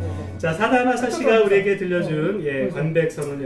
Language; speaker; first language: Korean; native; Korean